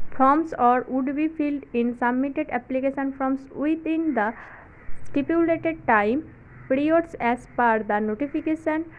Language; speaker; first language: English; non-native, local second language; Bangla